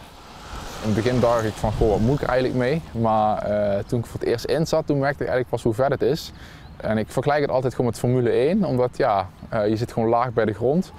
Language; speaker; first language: Dutch; native; Dutch